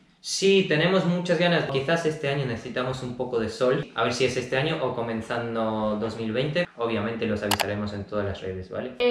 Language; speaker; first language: Spanish; early bilingual, other home language; Russian